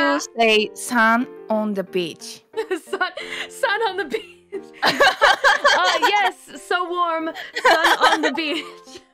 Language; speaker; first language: English; non-native, learner; Japanese